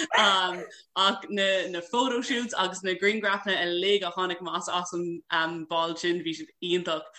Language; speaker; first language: Irish; non-native, local second language; English